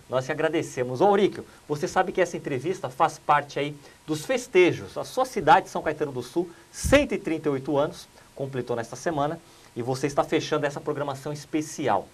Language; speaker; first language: Portuguese; native; Portuguese